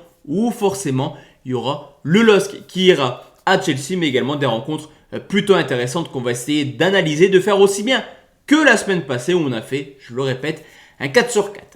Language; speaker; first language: French; native; French